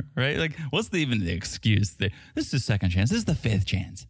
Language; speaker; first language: English; early bilingual, other home language; Russian